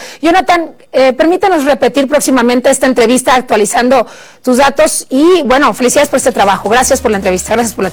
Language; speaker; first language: Spanish; native; Spanish